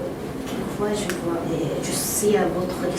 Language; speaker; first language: French; non-native, learner; Japanese